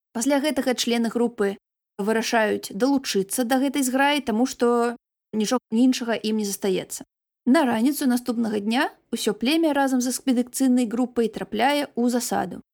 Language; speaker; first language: Belarusian; non-native, local second language; Russian